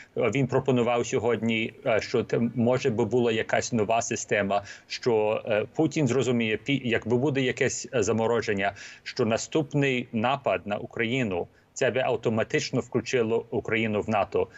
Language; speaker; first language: Ukrainian; early bilingual, heritage; Ukrainian